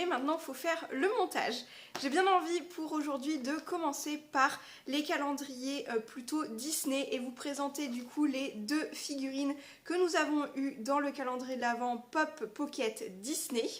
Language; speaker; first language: French; native; French